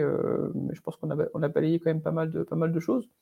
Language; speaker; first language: French; native; French